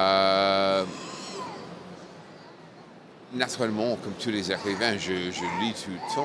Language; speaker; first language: French; non-native, fluent; English